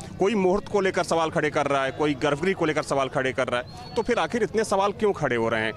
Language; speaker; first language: Hindi; native; Hindi